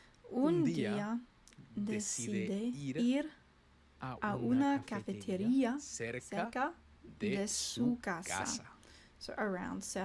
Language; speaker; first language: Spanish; non-native, learner; English